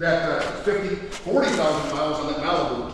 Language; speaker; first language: English; native; English